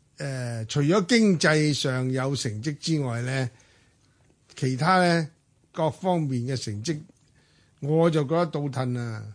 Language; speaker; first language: Cantonese; native; Cantonese